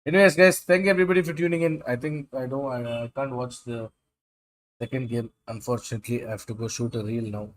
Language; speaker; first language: English; non-native, local second language; Hindi